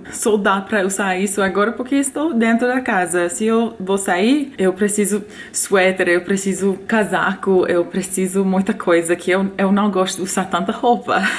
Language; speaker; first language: Portuguese; non-native, fluent; English